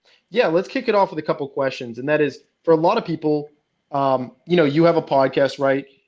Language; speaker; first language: English; native; English